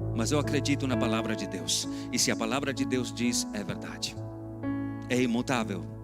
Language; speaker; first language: Portuguese; non-native, fluent; Spanish